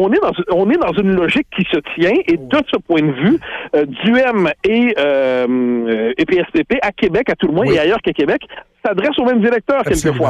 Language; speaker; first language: French; native; French